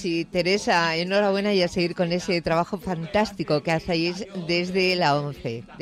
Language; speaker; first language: Spanish; native; Spanish